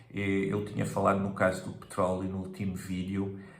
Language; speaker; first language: Portuguese; native; Portuguese